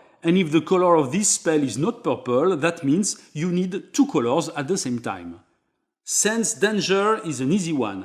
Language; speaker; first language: English; non-native, fluent; French